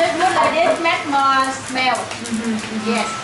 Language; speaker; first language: English; non-native, learner; Vietnamese